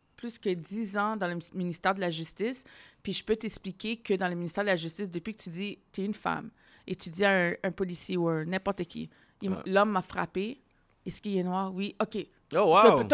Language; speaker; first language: French; native; French